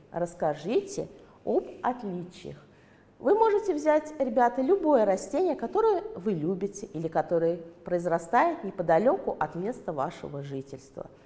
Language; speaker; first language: Russian; native; Russian